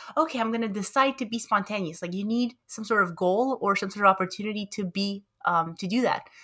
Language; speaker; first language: English; early bilingual, other home language; Romanian